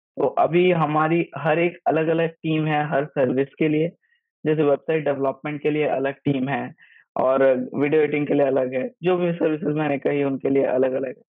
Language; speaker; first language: Hindi; native; Hindi